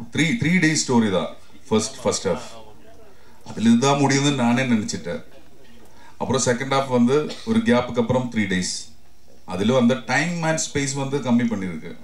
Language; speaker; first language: Tamil; non-native, learner; Malayalam